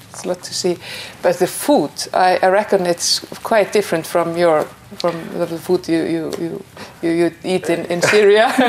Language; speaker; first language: English; non-native, fluent; Icelandic